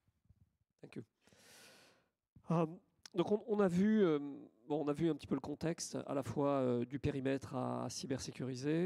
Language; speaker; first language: French; native; French